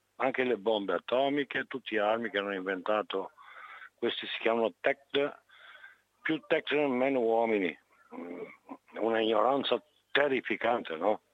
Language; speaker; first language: Italian; non-native, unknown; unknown